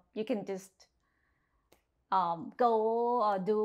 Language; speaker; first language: English; non-native, fluent; Thai